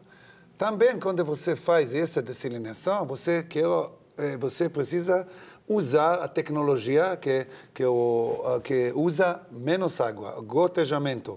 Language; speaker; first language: Portuguese; non-native, learner; Hebrew